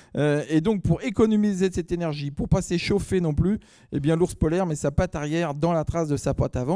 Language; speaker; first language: French; native; French